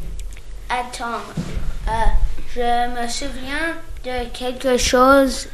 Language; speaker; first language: French; early bilingual, other home language; English